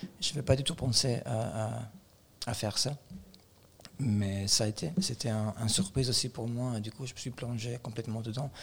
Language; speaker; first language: French; non-native, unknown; Albanian